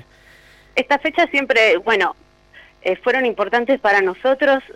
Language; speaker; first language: Spanish; native; Spanish